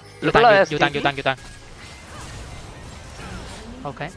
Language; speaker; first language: English; non-native, learner; Vietnamese